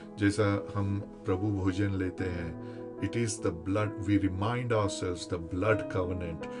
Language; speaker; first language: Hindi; non-native, local second language; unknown